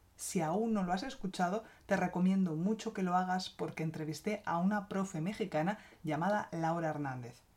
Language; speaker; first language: Spanish; native; Spanish